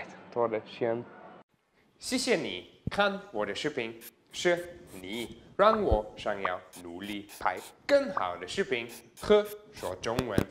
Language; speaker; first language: Chinese; non-native, fluent; German